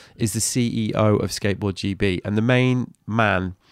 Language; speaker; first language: English; native; English